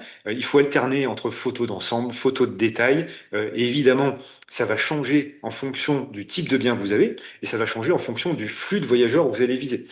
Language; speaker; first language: French; native; French